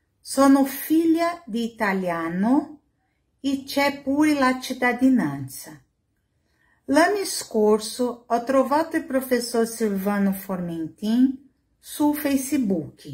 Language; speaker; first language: Italian; non-native, learner; Portuguese